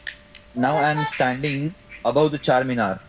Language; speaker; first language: English; non-native, learner; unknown